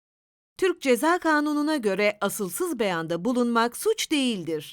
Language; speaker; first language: Turkish; native; Turkish